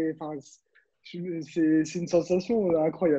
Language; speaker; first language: French; native; French